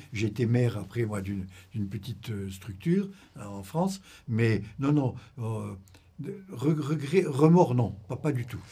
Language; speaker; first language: French; native; French